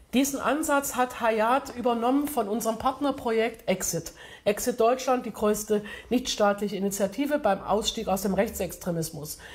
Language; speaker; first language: German; native; German